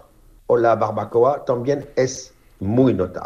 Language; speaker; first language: Spanish; non-native, learner; French